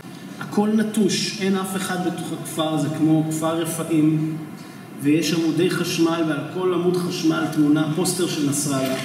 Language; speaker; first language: Hebrew; early bilingual, heritage; Hebrew